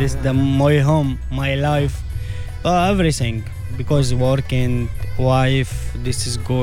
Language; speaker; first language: English; non-native, learner; Arabic